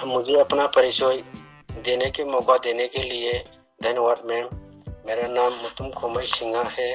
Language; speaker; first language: Hindi; non-native, local second language; Manipuri